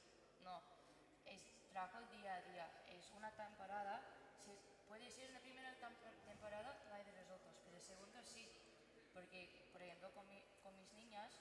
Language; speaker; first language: Spanish; non-native, learner; English